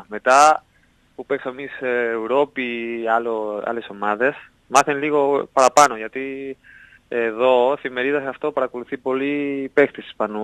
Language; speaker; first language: Greek; non-native, learner; Spanish